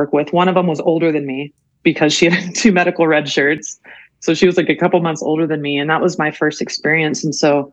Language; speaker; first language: English; native; English